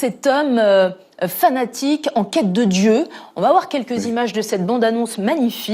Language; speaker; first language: French; native; French